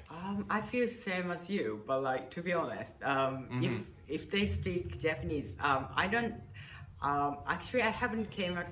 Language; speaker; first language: English; non-native, fluent; Japanese